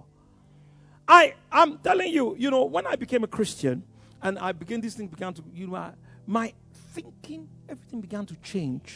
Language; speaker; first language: English; non-native, local second language; Yoruba